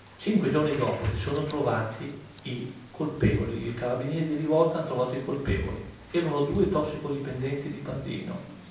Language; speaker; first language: Italian; native; Italian